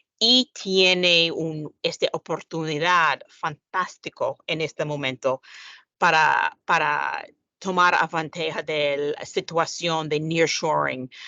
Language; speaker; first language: Spanish; non-native, fluent; English